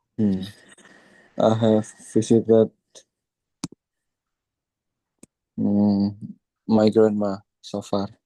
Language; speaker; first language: English; non-native, learner; Indonesian